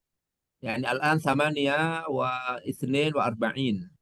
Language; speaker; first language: Arabic; non-native, fluent; Indonesian